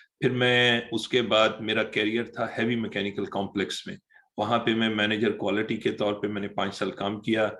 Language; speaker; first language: Urdu; native; Urdu